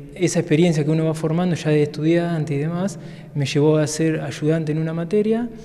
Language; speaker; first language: Spanish; native; Spanish